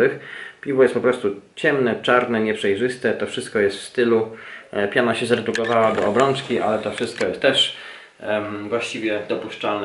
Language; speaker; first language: Polish; native; Polish